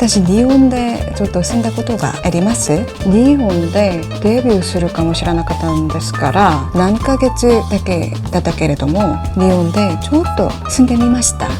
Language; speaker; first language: Japanese; non-native, learner; Korean